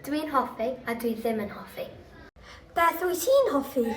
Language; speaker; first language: Welsh; non-native, learner; English